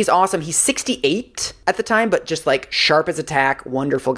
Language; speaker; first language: English; native; English